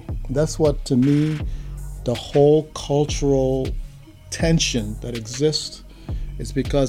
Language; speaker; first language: English; non-native, fluent; Spanish